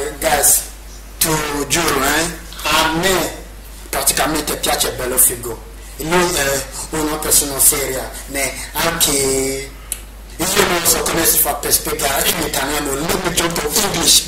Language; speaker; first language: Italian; non-native, learner; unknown